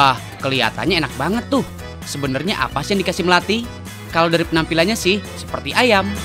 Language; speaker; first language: Indonesian; native; Indonesian